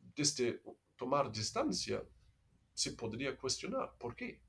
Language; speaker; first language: Spanish; non-native, fluent; German